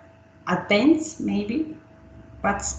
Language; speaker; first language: English; non-native, learner; Spanish